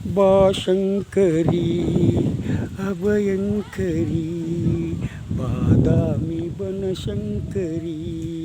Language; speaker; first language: Kannada; native; Kannada